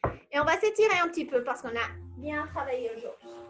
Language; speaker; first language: French; native; French